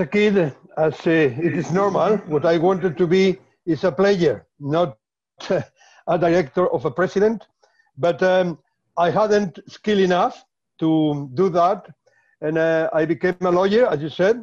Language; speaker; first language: English; non-native, fluent; Spanish